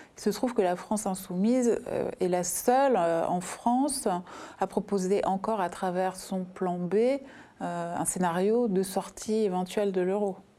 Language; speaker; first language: French; native; French